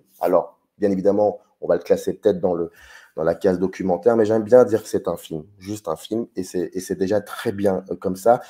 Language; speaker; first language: French; native; French